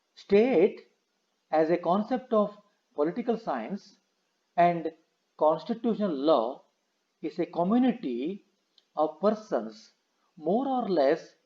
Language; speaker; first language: English; non-native, local second language; Kannada